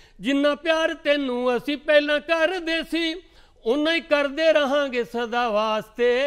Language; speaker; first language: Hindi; non-native, local second language; Punjabi